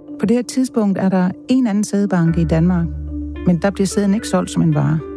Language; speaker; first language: Danish; native; Danish